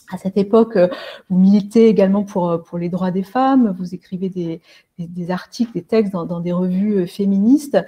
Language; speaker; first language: French; native; French